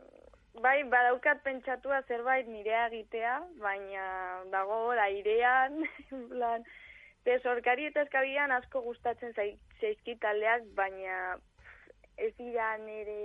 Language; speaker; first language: Basque; non-native, local second language; Spanish